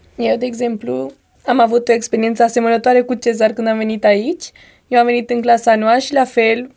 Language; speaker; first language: Romanian; early bilingual, heritage; Romanian